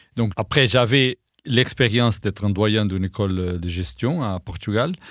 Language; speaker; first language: French; non-native, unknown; Portuguese